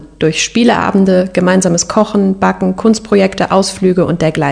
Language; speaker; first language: German; native; German